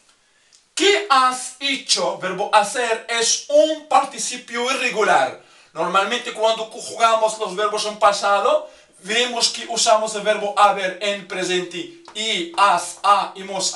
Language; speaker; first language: Spanish; non-native, fluent; Arabic